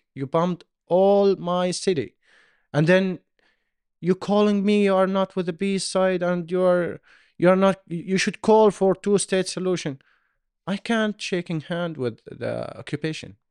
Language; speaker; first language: English; non-native, learner; Arabic